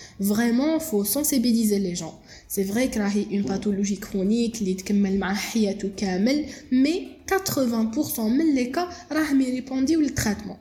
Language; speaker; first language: French; non-native, local second language; Arabic